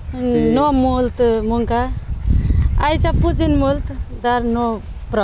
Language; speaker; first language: Romanian; non-native, learner; Nepali